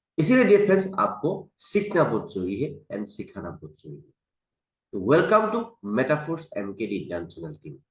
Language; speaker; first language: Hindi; non-native, local second language; Assamese